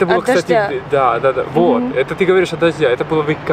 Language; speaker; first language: Russian; non-native, fluent; Spanish